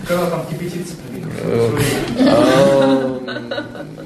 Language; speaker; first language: Russian; native; Russian